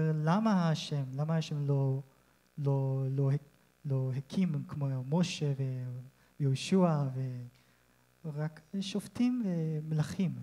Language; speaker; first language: Hebrew; non-native, learner; Korean